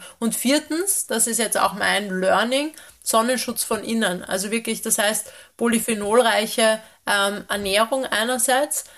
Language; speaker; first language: German; native; German